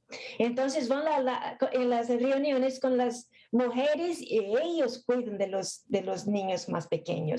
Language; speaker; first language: Spanish; non-native, fluent; Portuguese